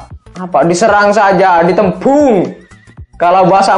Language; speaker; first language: Indonesian; non-native, local second language; Madurese